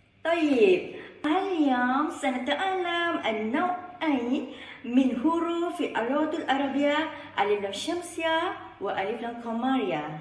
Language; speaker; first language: Arabic; non-native, learner; Malay